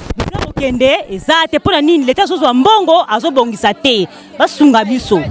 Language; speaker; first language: Lingala; non-native, local second language; Kongo